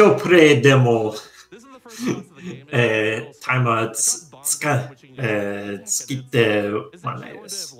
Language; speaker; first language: Japanese; non-native, learner; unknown